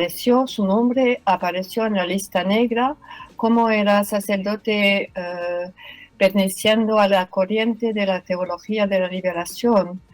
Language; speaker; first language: Spanish; non-native, fluent; French